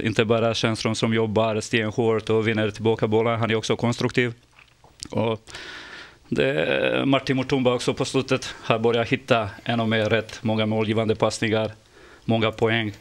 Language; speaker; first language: Swedish; non-native, fluent; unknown